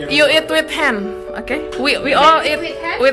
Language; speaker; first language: English; non-native, learner; Indonesian